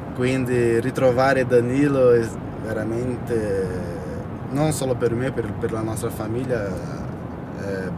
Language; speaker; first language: Italian; non-native, fluent; Portuguese